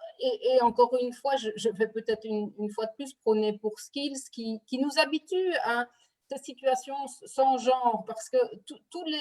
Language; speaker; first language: French; native; French